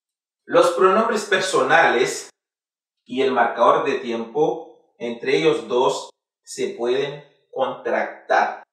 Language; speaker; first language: Spanish; non-native, fluent; Haitian Creole